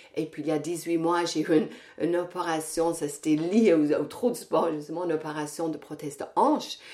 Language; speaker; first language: French; non-native, fluent; English